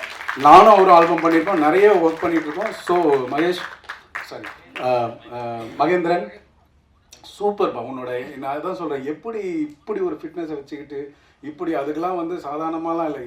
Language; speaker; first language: Tamil; native; Tamil